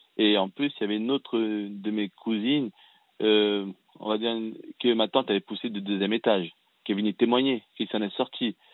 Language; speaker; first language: French; early bilingual, other home language; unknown